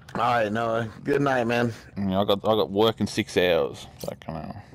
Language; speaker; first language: English; native; English